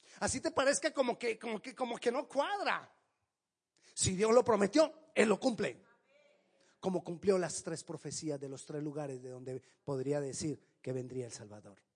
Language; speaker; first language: Spanish; native; Spanish